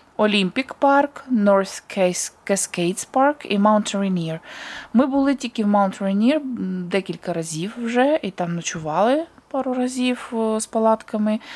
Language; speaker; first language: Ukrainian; native; Ukrainian